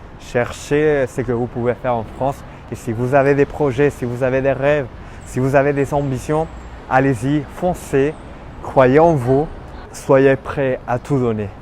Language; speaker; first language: French; non-native, fluent; Spanish